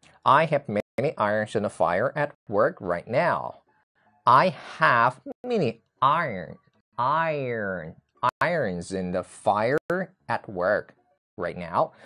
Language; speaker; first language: English; non-native, fluent; Chinese